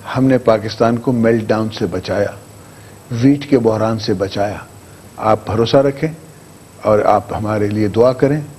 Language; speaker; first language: Urdu; non-native, local second language; English